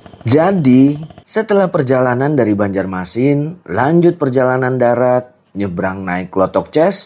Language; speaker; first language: Indonesian; native; Indonesian